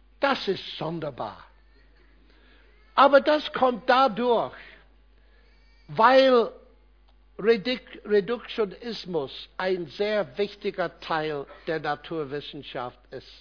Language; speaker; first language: German; non-native, fluent; English